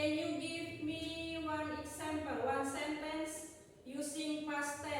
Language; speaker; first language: English; non-native, local second language; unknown